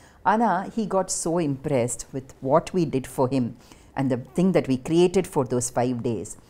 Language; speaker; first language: English; non-native, local second language; Tamil